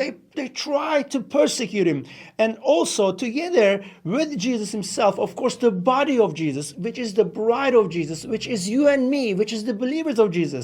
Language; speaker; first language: English; non-native, fluent; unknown